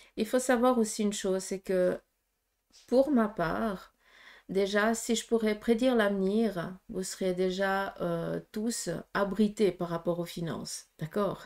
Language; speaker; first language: French; early bilingual, other home language; Portuguese